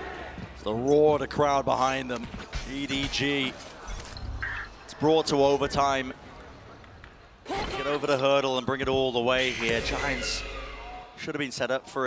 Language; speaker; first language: English; native; English